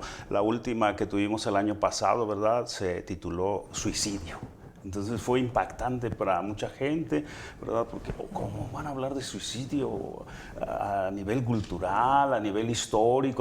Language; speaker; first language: Spanish; native; Spanish